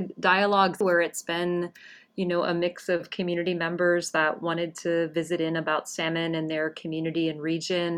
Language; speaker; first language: English; native; English